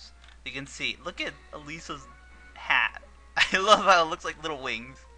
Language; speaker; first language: English; native; English